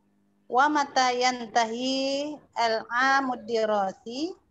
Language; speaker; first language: Arabic; non-native, learner; Indonesian